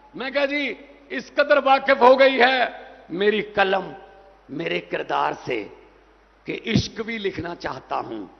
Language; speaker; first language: Hindi; non-native, local second language; Punjabi